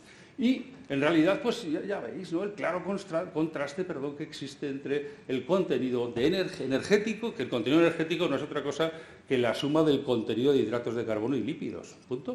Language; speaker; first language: Spanish; native; Spanish